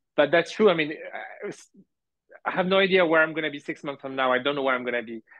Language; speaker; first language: English; early bilingual, heritage; Arabic